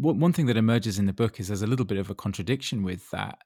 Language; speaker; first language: English; native; English